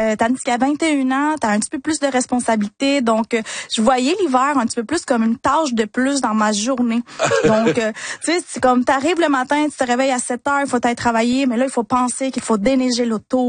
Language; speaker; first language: French; early bilingual, other home language; Spanish